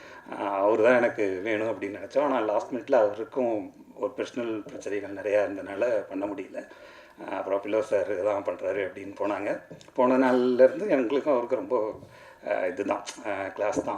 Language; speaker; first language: Tamil; native; Tamil